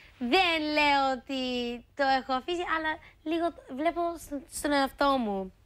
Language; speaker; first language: Greek; early bilingual, heritage; Greek